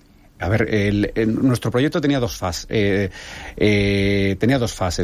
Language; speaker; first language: Spanish; native; Spanish